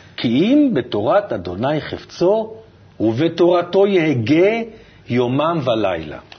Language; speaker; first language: Hebrew; native; Hebrew